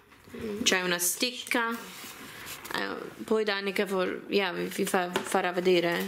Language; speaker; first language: Italian; early bilingual, heritage; Italian